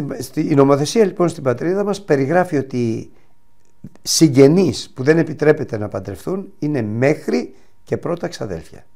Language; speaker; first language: Greek; native; Greek